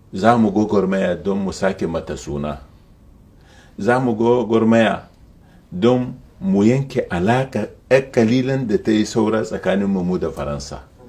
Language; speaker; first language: Hausa; non-native, local second language; Arabic